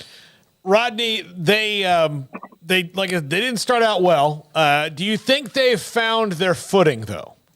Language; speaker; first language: English; native; English